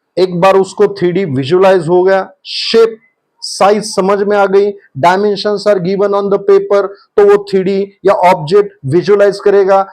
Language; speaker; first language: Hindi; non-native, local second language; Marathi